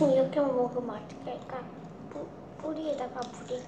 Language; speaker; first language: Korean; early bilingual, heritage; Korean